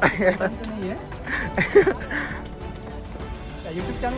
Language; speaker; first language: Hindi; non-native, local second language; Gujarati